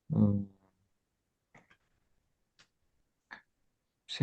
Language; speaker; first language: French; non-native, learner; Azerbaijani